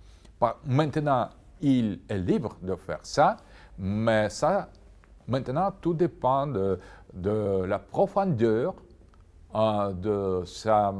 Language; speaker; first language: French; non-native, fluent; Russian